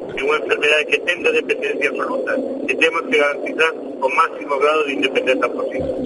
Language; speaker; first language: Galician; non-native, local second language; Spanish